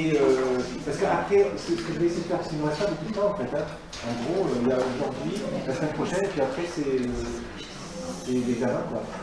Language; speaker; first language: French; native; French